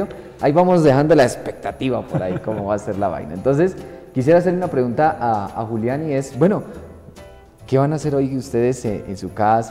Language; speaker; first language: Spanish; native; Spanish